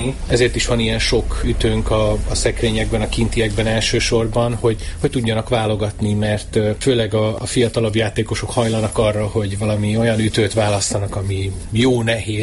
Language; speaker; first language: Hungarian; native; Hungarian